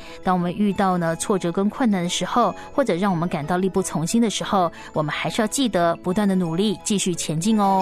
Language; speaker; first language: Chinese; native; Chinese